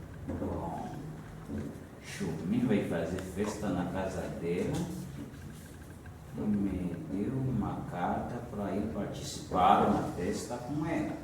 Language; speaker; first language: Portuguese; non-native, fluent; Haitian Creole